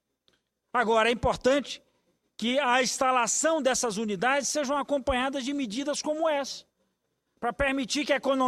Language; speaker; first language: Portuguese; native; Portuguese